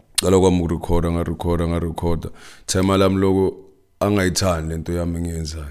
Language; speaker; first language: Zulu; non-native, local second language; Northern Sotho